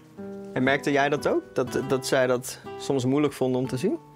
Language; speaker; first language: Dutch; native; Dutch